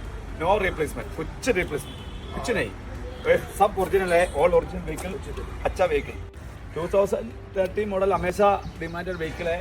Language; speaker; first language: Hindi; non-native, local second language; Malayalam